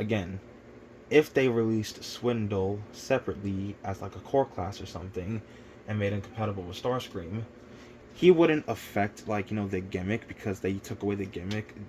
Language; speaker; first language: English; native; English